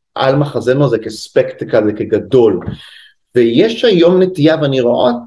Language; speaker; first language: Hebrew; native; Hebrew